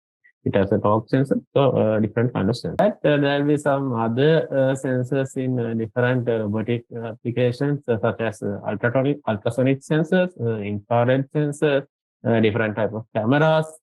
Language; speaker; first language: English; non-native, local second language; Sinhala